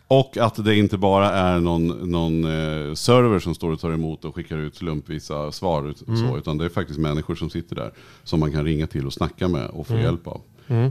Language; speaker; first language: Swedish; native; Swedish